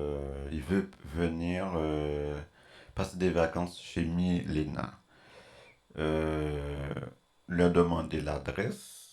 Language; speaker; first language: French; native; French